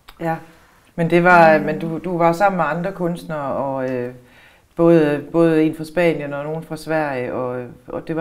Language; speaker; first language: Danish; native; Danish